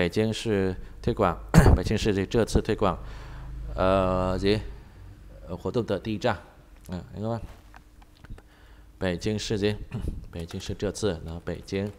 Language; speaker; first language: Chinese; non-native, fluent; Vietnamese